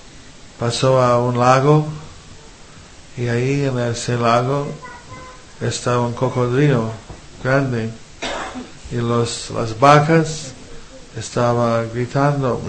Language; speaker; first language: Spanish; non-native, fluent; English